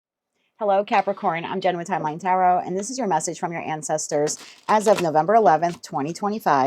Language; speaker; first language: English; native; English